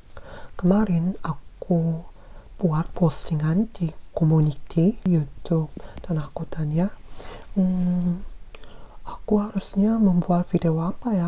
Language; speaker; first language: Indonesian; non-native, fluent; Korean